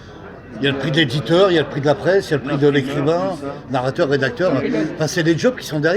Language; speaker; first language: French; native; French